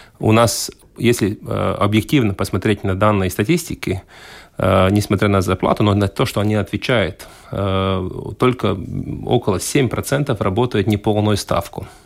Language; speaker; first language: Russian; non-native, local second language; Latvian